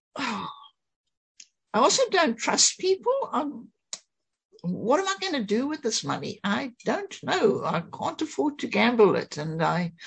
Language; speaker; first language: English; native; English